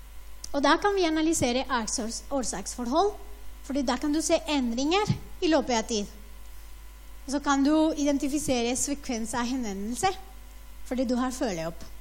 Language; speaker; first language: Norwegian; non-native, fluent; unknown